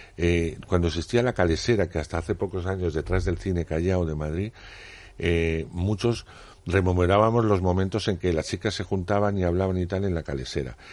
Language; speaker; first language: Spanish; native; Spanish